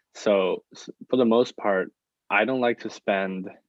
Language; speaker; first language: English; non-native, fluent; Spanish